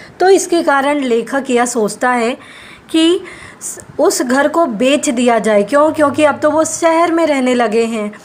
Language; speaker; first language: Hindi; non-native, local second language; Gujarati